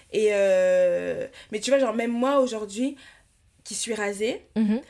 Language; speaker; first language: French; native; French